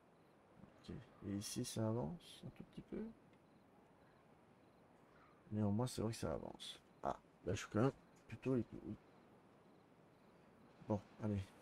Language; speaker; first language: French; native; French